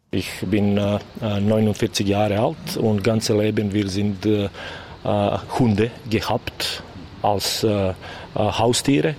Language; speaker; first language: German; non-native, learner; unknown